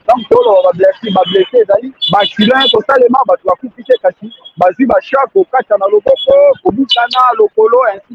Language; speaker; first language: French; non-native, local second language; Lingala